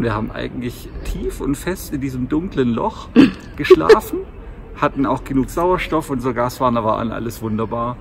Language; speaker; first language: German; native; German